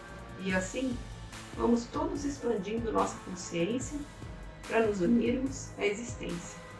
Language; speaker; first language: Portuguese; native; Portuguese